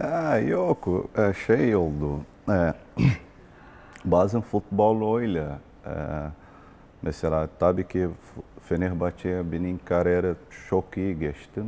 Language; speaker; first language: Turkish; non-native, learner; Portuguese